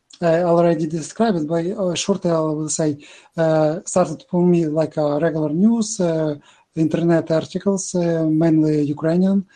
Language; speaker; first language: English; non-native, learner; Ukrainian